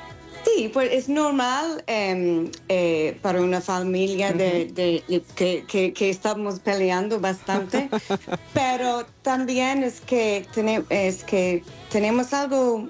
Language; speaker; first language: Spanish; non-native, fluent; English